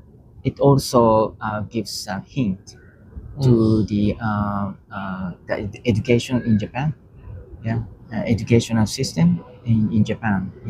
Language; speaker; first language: English; non-native, learner; Japanese